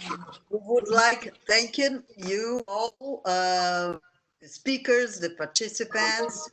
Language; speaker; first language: English; non-native, fluent; Portuguese